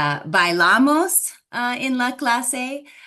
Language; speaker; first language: Spanish; non-native, fluent; English